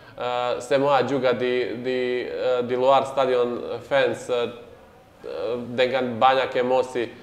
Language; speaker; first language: Indonesian; non-native, learner; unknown